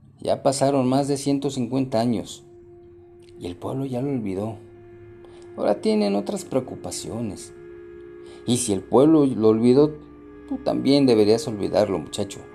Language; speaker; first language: Spanish; native; Spanish